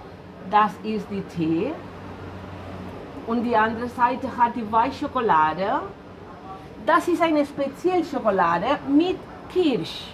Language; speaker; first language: German; non-native, learner; Spanish